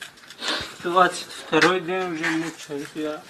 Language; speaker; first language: Russian; non-native, learner; Tajik